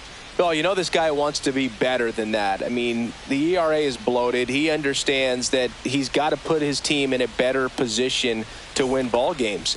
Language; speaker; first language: English; native; English